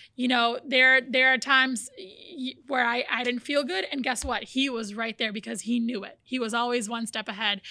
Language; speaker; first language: English; early bilingual, other home language; Portuguese